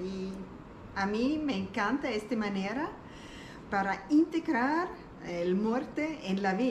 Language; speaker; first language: Spanish; non-native, learner; German